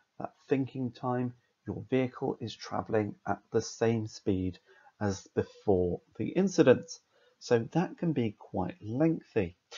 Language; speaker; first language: English; native; English